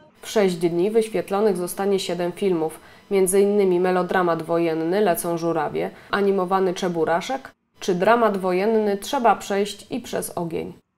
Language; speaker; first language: Polish; native; Polish